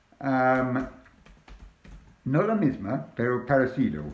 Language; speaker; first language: Spanish; non-native, learner; English